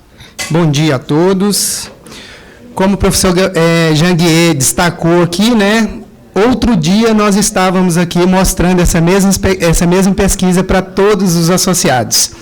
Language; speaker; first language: Portuguese; native; Portuguese